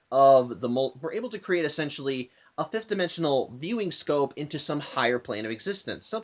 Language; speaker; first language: English; native; English